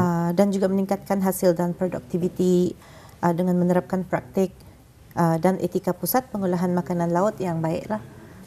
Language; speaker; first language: Malay; native; Malay